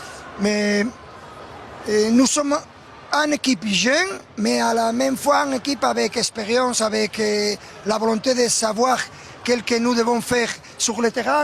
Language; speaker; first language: French; non-native, learner; Spanish